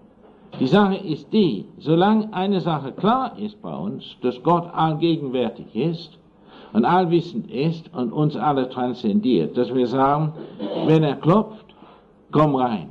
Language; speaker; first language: German; non-native, fluent; English